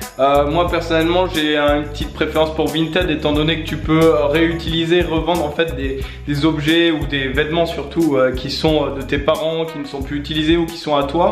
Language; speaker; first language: French; native; French